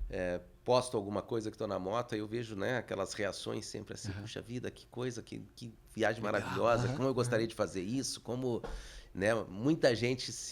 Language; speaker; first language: Portuguese; native; Portuguese